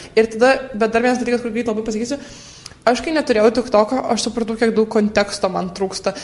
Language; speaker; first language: Lithuanian; native; Lithuanian